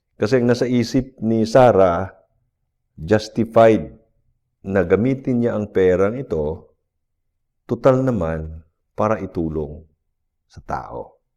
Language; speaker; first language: Filipino; non-native, local second language; Cebuano